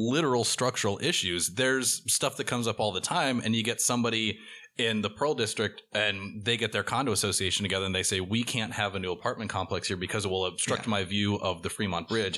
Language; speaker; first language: English; native; English